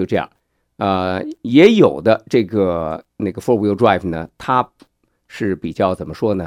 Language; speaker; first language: Chinese; native; Chinese